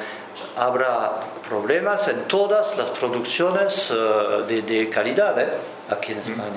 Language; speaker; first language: Spanish; non-native, fluent; French